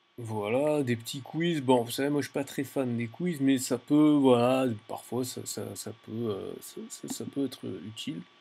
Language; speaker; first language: French; native; French